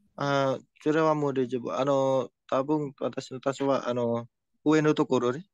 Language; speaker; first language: Japanese; non-native, fluent; Indonesian